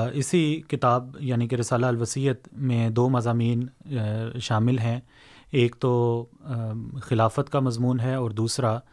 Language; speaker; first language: Urdu; native; Urdu